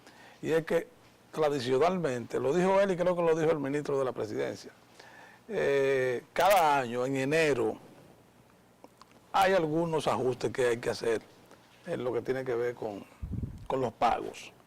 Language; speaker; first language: Spanish; native; Spanish